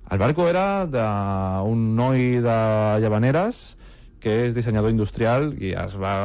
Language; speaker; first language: Catalan; non-native, local second language; Spanish